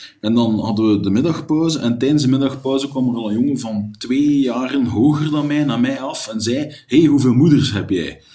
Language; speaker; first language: Dutch; native; Dutch